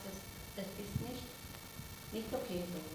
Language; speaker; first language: German; non-native, fluent; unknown